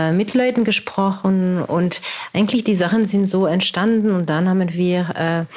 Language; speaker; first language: German; non-native, fluent; French